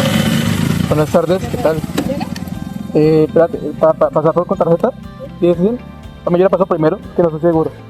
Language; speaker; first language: Spanish; native; Spanish